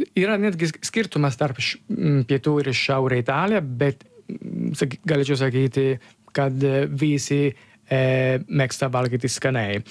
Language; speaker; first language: Lithuanian; non-native, learner; Italian